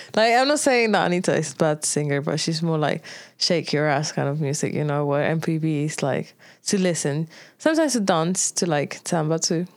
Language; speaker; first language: English; non-native, fluent; Spanish